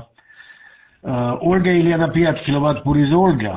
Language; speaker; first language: Russian; non-native, learner; German